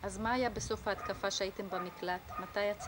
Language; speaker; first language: Hebrew; native; Hebrew